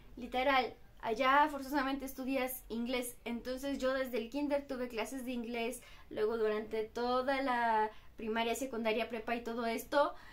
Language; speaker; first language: Spanish; non-native, fluent; Bulgarian